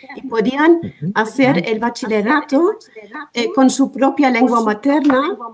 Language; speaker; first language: Spanish; non-native, fluent; German